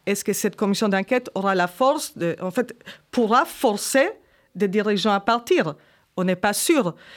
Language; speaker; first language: French; non-native, fluent; Hebrew